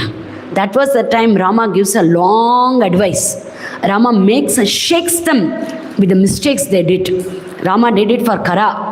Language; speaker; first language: English; non-native, local second language; Tamil